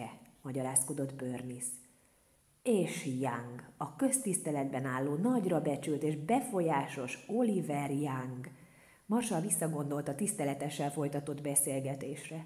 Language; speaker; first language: Hungarian; native; Hungarian